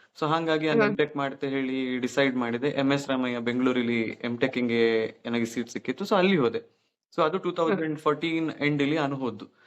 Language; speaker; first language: Kannada; native; Kannada